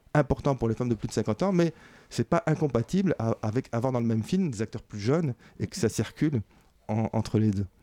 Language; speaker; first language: French; native; French